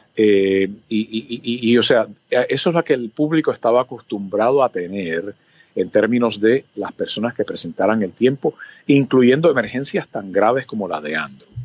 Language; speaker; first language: Spanish; early bilingual, other home language; English